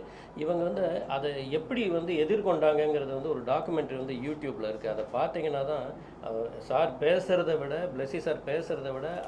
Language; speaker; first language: Tamil; native; Tamil